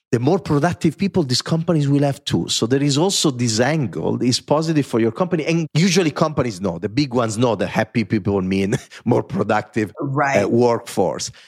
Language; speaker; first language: English; non-native, fluent; Italian